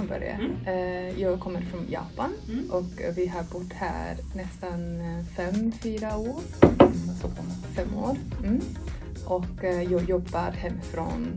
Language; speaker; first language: Swedish; non-native, fluent; Japanese